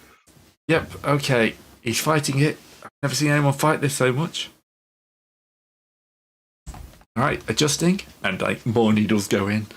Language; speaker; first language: English; native; English